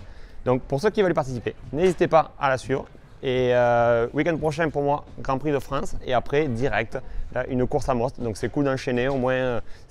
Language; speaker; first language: French; native; French